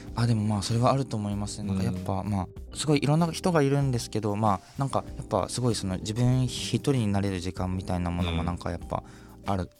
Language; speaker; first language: Japanese; native; Japanese